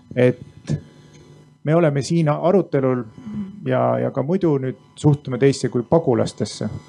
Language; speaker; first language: Estonian; native; Estonian